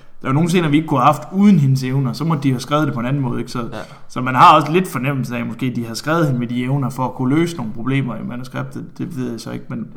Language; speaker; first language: Danish; native; Danish